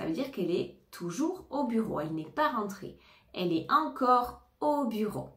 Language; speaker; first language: French; native; French